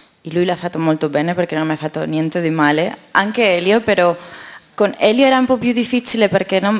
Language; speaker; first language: Italian; non-native, fluent; Spanish